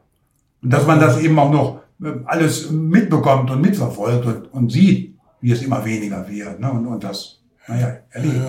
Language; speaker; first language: German; native; German